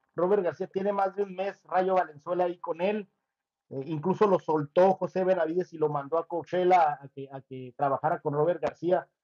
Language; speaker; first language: Spanish; native; Spanish